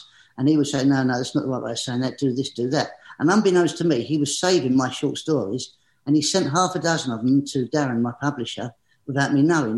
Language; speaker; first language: English; native; English